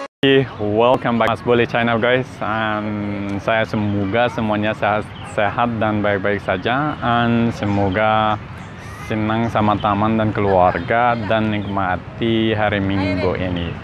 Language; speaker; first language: Indonesian; non-native, learner; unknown